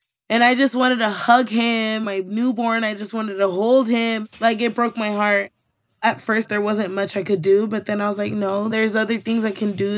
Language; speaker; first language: English; early bilingual, other home language; Spanish